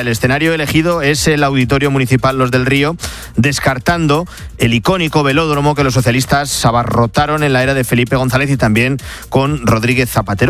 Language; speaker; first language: Spanish; native; Spanish